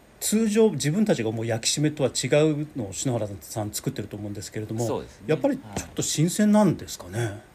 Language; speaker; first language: Japanese; native; Japanese